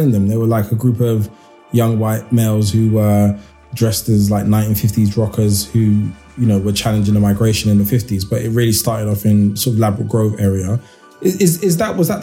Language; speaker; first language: English; native; English